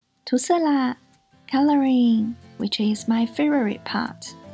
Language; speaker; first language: English; non-native, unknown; Chinese